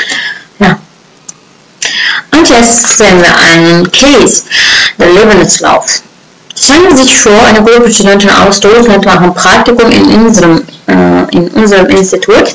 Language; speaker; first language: German; non-native, fluent; Uzbek